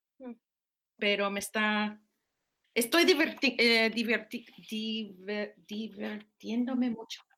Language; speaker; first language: Spanish; non-native, fluent; English